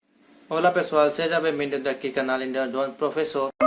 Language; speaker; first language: Portuguese; non-native, learner; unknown